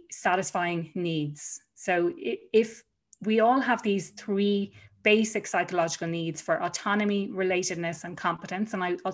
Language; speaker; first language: English; native; English